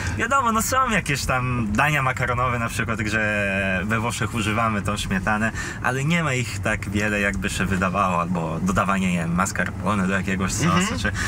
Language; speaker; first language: Polish; non-native, fluent; Italian